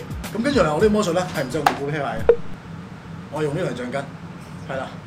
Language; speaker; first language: Cantonese; native; Cantonese